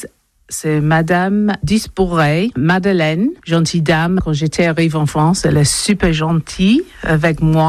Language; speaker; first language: French; non-native, learner; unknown